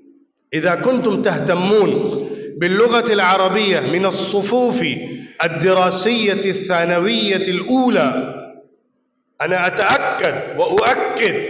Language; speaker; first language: Arabic; non-native, fluent; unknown